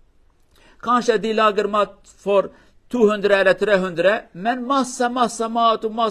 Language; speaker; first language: Norwegian; non-native, learner; Kurdish